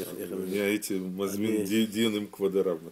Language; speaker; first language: Hebrew; non-native, fluent; Russian